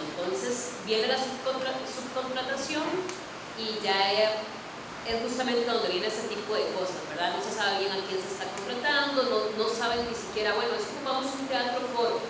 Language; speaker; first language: Spanish; native; Spanish